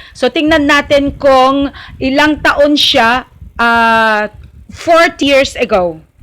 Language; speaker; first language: Filipino; non-native, local second language; Iloko